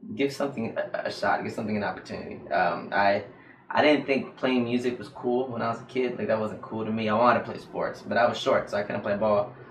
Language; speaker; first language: English; native; English